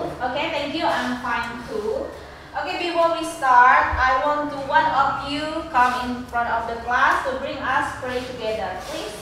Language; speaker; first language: English; non-native, learner; Indonesian